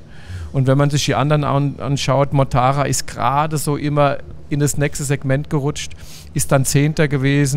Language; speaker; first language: German; native; German